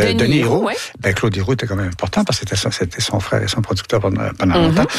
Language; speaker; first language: French; native; French